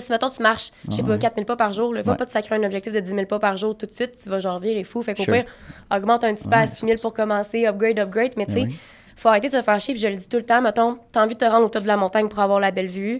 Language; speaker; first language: French; native; French